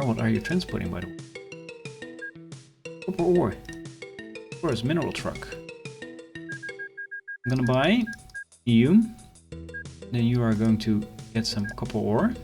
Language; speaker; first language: English; non-native, fluent; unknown